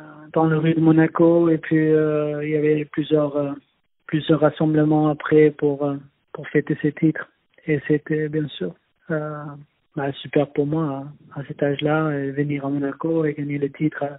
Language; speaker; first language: French; non-native, fluent; Swedish